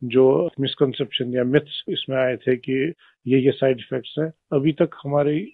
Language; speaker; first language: Hindi; non-native, local second language; Kashmiri